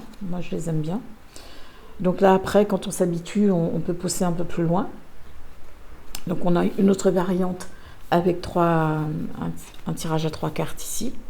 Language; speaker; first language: French; native; French